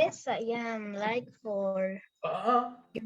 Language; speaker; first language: English; non-native, learner; Spanish